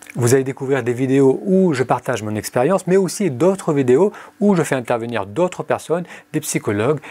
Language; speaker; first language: French; early bilingual, other home language; Arabic